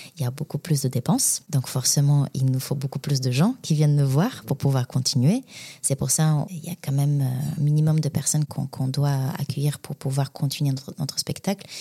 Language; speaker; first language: French; non-native, fluent; Bulgarian